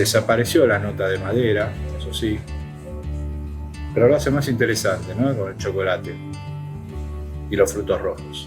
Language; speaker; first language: Spanish; native; Spanish